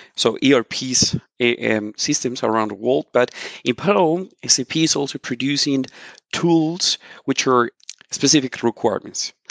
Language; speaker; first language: English; non-native, fluent; Spanish